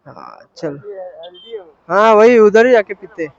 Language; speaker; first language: Hindi; non-native, local second language; Marathi